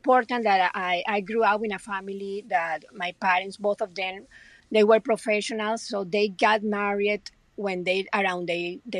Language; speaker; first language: English; non-native, fluent; Spanish